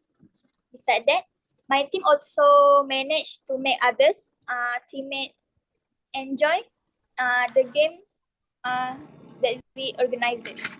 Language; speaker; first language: English; non-native, local second language; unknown